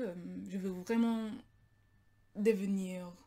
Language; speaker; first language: French; non-native, learner; English